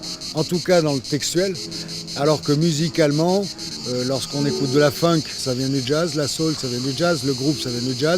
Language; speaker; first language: French; native; French